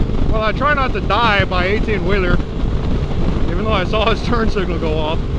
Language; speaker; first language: English; native; English